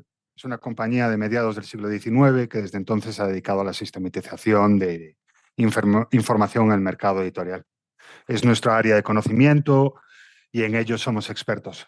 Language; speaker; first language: Spanish; native; Spanish